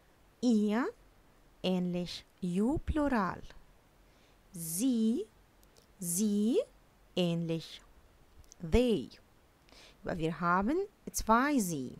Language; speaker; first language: German; non-native, learner; Arabic